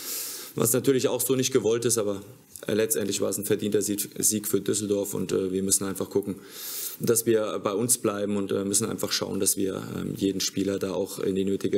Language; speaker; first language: German; native; German